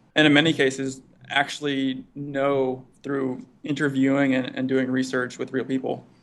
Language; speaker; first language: English; native; English